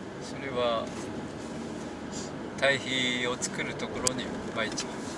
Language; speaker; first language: Japanese; native; Japanese